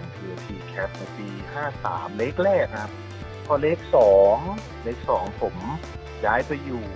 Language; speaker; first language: Thai; native; Thai